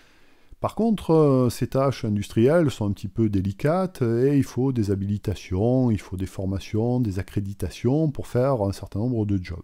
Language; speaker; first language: French; native; French